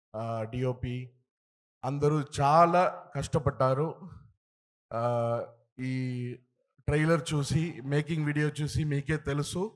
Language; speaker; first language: Telugu; non-native, learner; Tamil